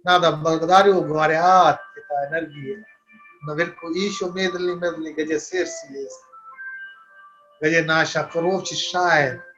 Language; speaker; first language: Russian; non-native, learner; Hindi